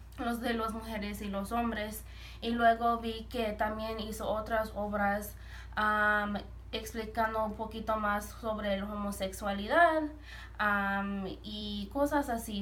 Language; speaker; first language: Spanish; early bilingual, heritage; Spanish